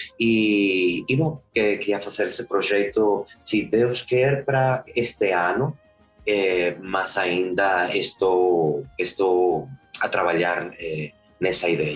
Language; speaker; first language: Portuguese; early bilingual, heritage; Spanish